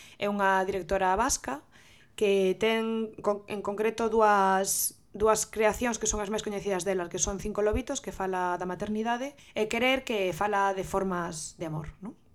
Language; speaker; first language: Galician; non-native, local second language; Spanish